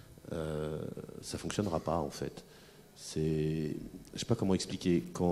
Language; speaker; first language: French; native; French